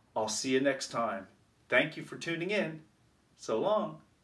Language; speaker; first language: English; native; English